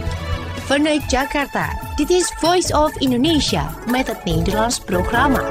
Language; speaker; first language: Dutch; non-native, fluent; Indonesian